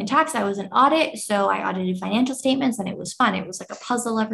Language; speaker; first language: English; native; English